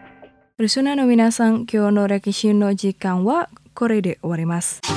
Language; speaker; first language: Japanese; non-native, fluent; Indonesian